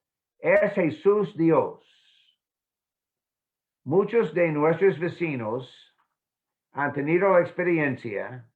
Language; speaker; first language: Spanish; non-native, fluent; English